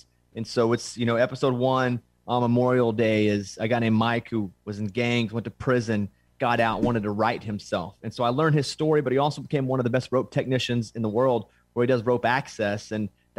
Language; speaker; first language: English; native; English